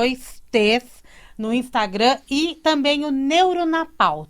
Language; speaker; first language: Portuguese; native; Portuguese